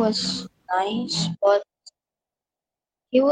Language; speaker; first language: English; non-native, local second language; Filipino